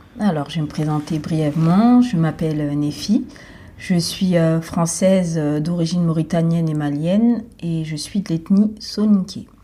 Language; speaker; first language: French; native; French